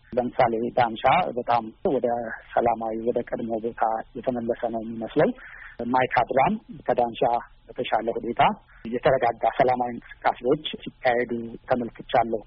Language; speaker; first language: Amharic; native; Amharic